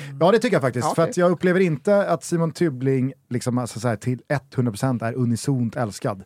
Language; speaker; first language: Swedish; native; Swedish